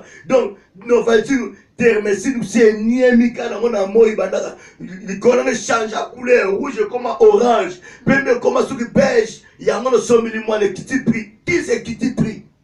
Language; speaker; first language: French; non-native, local second language; Lingala